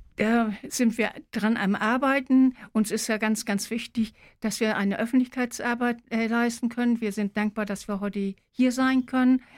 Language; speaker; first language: German; native; German